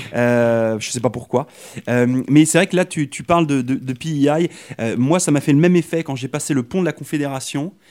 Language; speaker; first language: French; native; French